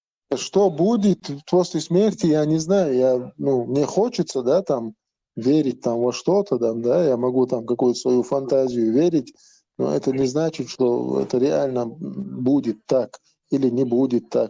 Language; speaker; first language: Russian; non-native, local second language; Chechen